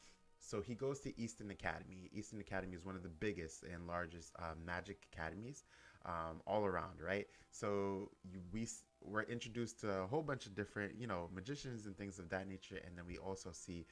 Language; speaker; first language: English; native; English